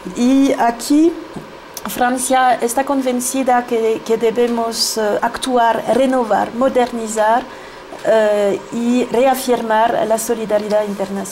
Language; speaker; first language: Spanish; non-native, fluent; French